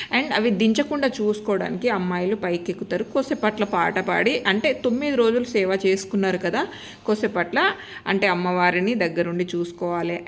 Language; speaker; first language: Telugu; non-native, local second language; Lambadi